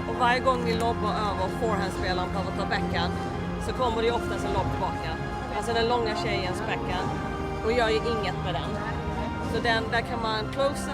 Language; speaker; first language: Swedish; native; Swedish